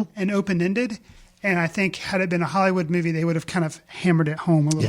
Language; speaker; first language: English; native; English